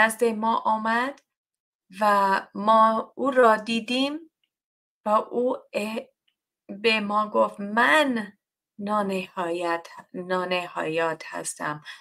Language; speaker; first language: Persian; non-native, learner; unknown